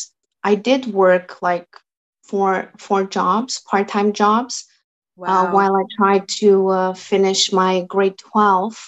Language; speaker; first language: English; non-native, fluent; Portuguese